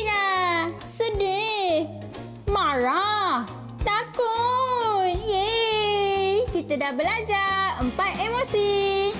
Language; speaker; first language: Malay; native; Malay